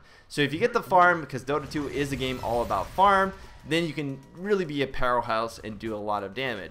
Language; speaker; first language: English; native; English